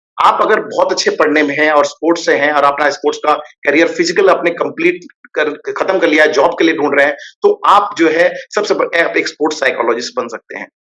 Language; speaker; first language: Hindi; native; Hindi